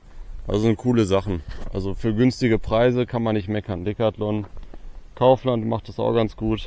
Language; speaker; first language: German; native; German